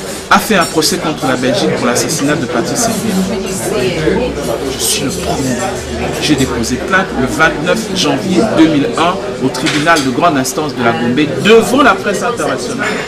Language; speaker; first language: French; non-native, local second language; Lingala